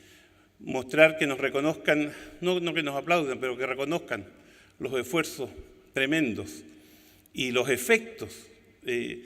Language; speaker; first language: Spanish; native; Spanish